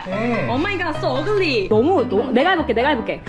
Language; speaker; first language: Korean; native; Korean